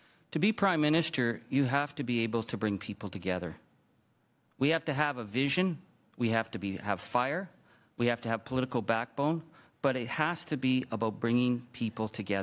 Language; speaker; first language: English; native; English